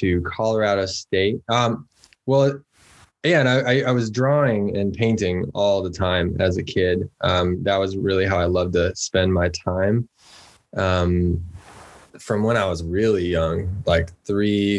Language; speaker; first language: English; native; English